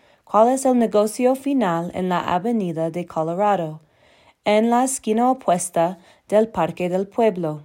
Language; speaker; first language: Spanish; non-native, learner; English